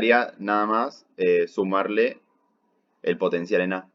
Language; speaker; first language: Spanish; native; Spanish